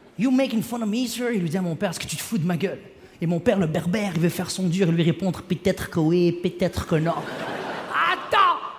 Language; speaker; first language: French; early bilingual, other home language; Arabic